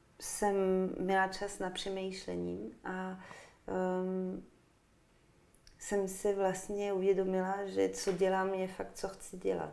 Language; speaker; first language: Czech; non-native, fluent; French